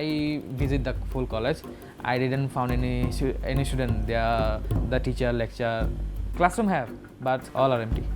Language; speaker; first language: English; non-native, local second language; Bangla